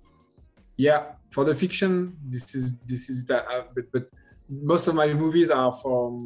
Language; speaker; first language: English; non-native, learner; French